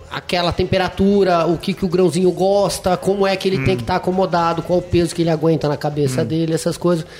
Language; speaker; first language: Portuguese; non-native, fluent; French